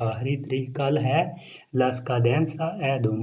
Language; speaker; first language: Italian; non-native, fluent; Punjabi